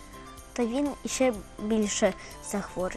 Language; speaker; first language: Ukrainian; non-native, local second language; Russian